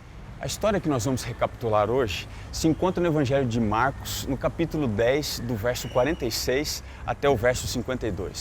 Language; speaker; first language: Portuguese; native; Portuguese